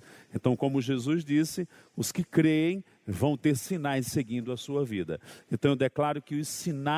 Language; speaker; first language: Portuguese; native; Portuguese